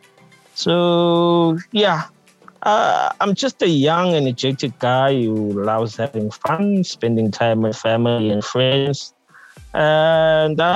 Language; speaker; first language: English; non-native, local second language; Zulu